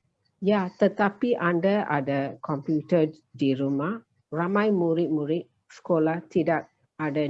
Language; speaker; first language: Indonesian; non-native, learner; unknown